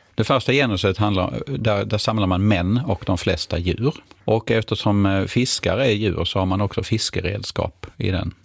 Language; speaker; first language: Swedish; native; Swedish